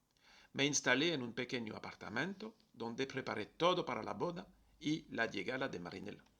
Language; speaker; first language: Spanish; non-native, fluent; French